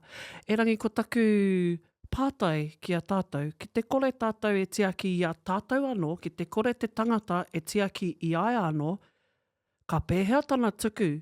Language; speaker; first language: Māori; non-native, local second language; English